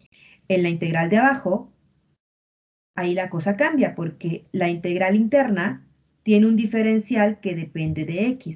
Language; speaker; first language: Spanish; native; Spanish